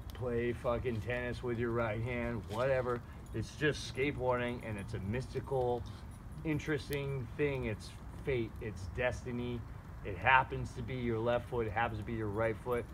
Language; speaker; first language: English; native; English